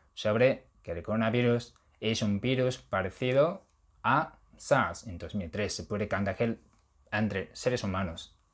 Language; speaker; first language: Spanish; non-native, fluent; Chinese